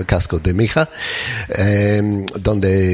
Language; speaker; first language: Spanish; non-native, learner; English